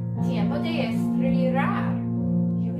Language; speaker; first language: Spanish; non-native, learner; English